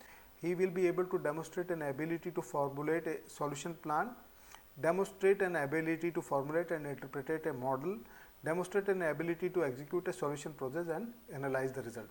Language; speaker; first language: English; non-native, local second language; Hindi